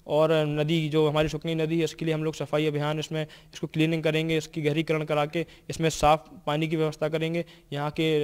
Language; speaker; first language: Hindi; native; Hindi